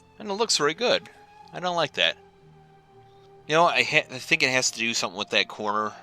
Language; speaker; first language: English; native; English